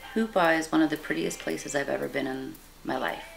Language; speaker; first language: English; native; English